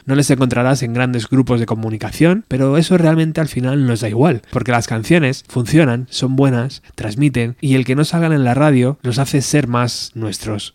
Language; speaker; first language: Spanish; native; Spanish